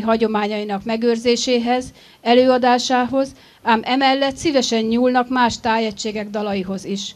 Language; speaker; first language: Hungarian; native; Hungarian